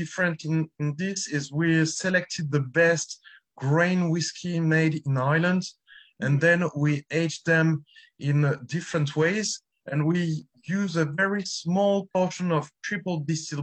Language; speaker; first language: English; non-native, fluent; French